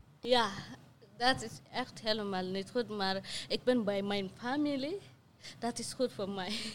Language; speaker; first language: Dutch; non-native, learner; Tigrinya